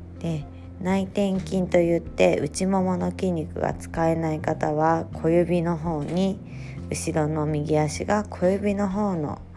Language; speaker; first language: Japanese; native; Japanese